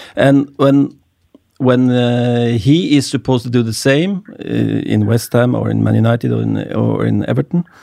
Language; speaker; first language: English; non-native, fluent; Norwegian